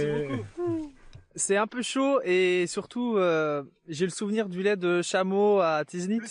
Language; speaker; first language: French; native; French